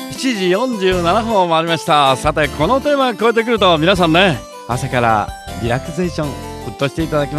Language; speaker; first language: Japanese; native; Japanese